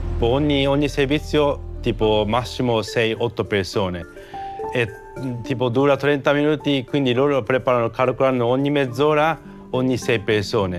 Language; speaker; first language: Italian; non-native, learner; Japanese